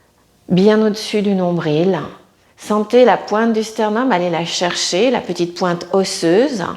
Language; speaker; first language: French; native; French